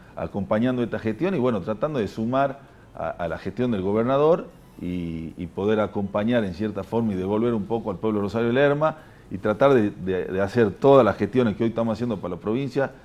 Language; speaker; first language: Spanish; native; Spanish